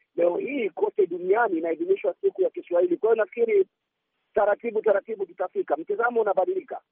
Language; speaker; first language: Swahili; native; Swahili